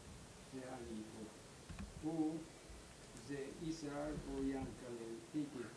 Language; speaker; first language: Hebrew; non-native, learner; German